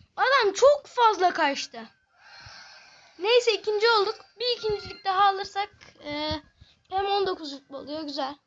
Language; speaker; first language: Turkish; native; Turkish